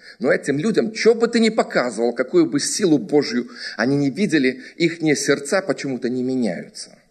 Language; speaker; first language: Russian; early bilingual, heritage; Russian